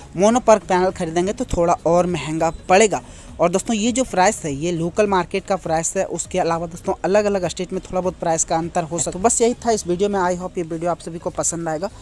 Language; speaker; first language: Hindi; native; Hindi